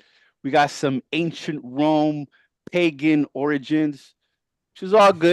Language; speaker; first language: English; native; English